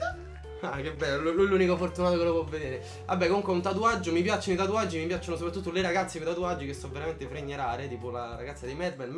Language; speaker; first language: Italian; early bilingual, other home language; Polish